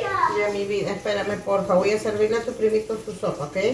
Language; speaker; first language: Spanish; native; Spanish